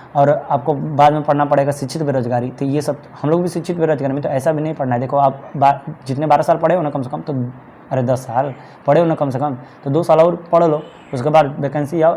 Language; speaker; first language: Hindi; native; Hindi